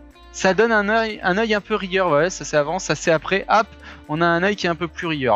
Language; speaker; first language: French; native; French